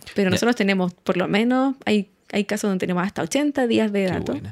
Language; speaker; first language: Spanish; native; Spanish